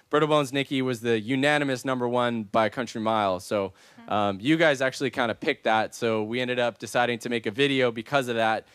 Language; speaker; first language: English; native; English